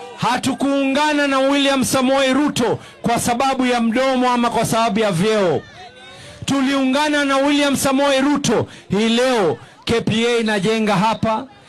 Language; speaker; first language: Swahili; native; Swahili